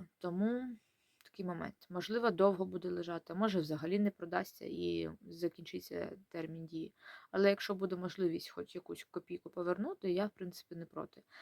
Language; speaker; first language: Ukrainian; non-native, local second language; Russian